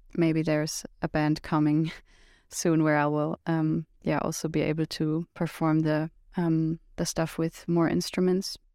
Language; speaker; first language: English; non-native, fluent; German